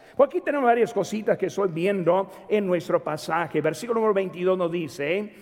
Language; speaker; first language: Spanish; native; Spanish